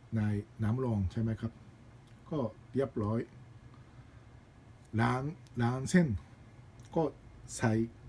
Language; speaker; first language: Thai; non-native, learner; Japanese